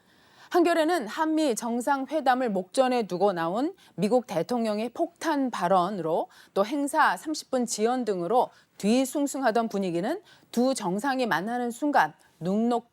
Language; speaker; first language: Korean; native; Korean